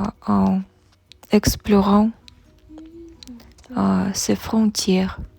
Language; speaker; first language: French; non-native, learner; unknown